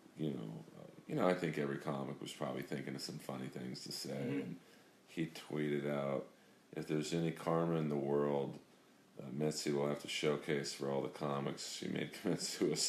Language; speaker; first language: English; native; English